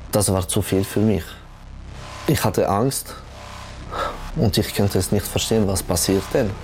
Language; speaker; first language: German; non-native, local second language; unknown